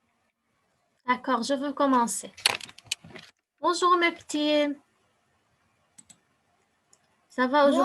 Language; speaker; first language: French; non-native, local second language; Arabic